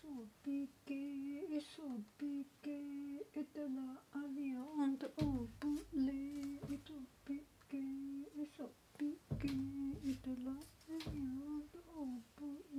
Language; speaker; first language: French; non-native, learner; Chinese